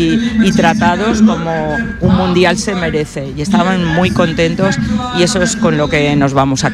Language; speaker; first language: Spanish; native; Spanish